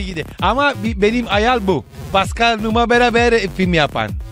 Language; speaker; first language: Turkish; non-native, learner; Italian